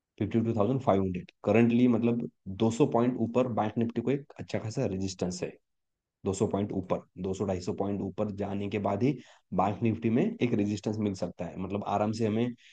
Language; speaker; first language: Hindi; non-native, local second language; Marathi